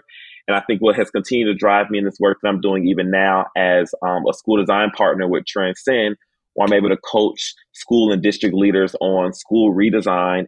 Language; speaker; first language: English; native; English